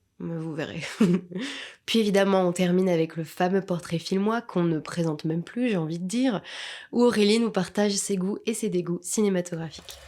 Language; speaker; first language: French; native; French